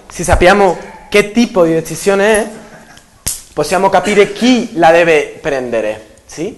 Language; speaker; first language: Italian; non-native, learner; Spanish